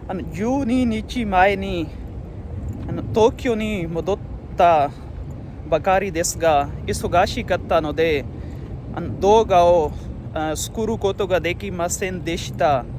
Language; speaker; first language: Japanese; non-native, learner; Urdu